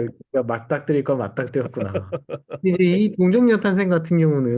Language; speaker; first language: Korean; native; Korean